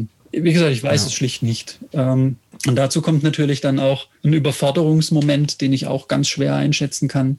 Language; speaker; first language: German; native; German